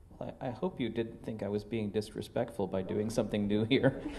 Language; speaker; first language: English; native; English